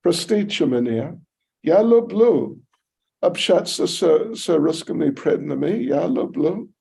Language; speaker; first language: Russian; non-native, learner; English